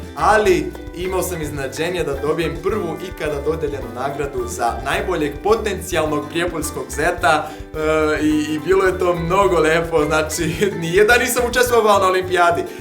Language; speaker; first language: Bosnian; non-native, fluent; Portuguese